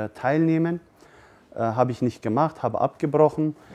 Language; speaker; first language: German; early bilingual, other home language; Turkish